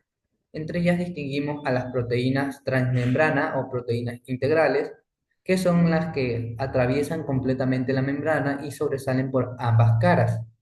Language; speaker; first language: Spanish; native; Spanish